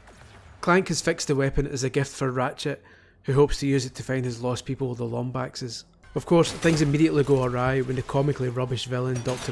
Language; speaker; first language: English; native; English